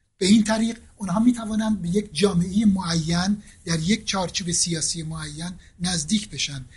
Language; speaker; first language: Persian; native; Persian